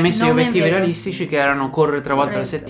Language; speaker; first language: Italian; native; Italian